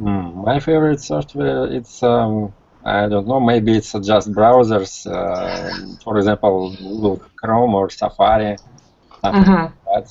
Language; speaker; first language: English; non-native, learner; Russian